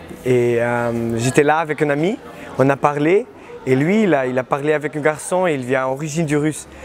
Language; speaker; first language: French; non-native, learner; German